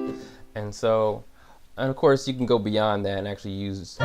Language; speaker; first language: English; native; English